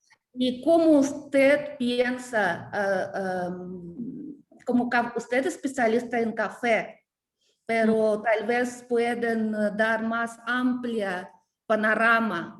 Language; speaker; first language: Spanish; non-native, learner; Russian